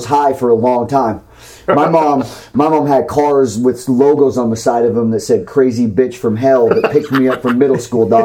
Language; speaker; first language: English; native; English